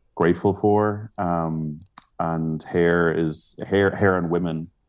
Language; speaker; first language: English; native; English